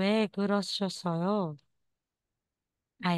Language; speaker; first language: Korean; non-native, fluent; Filipino